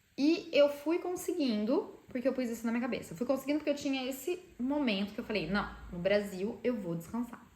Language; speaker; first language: Portuguese; native; Portuguese